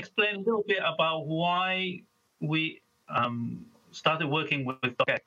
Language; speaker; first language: English; non-native, local second language; Chinese